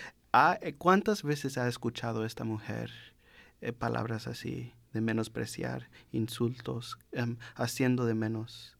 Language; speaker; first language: Spanish; non-native, learner; English